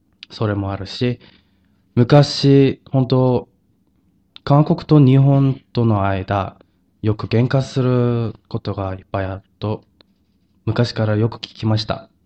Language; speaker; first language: Japanese; non-native, fluent; Korean